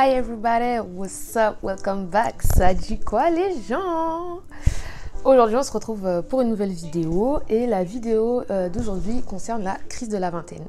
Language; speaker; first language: French; native; French